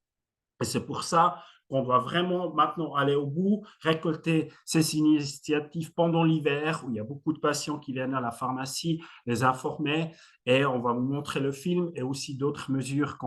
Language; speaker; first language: French; non-native, local second language; German